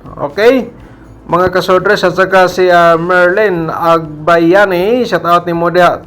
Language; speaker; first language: Filipino; non-native, local second language; Cebuano